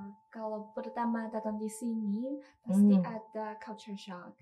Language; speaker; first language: Indonesian; non-native, learner; Chinese